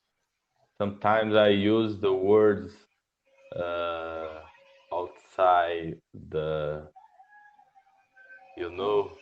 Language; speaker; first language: English; non-native, learner; Portuguese